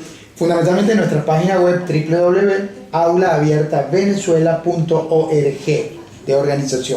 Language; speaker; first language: Spanish; native; Spanish